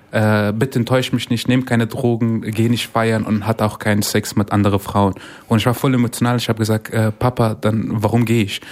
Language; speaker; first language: German; non-native, fluent; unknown